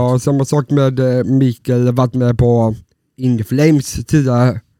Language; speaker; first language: Swedish; non-native, learner; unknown